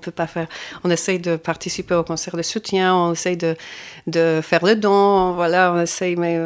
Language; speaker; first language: French; non-native, fluent; Polish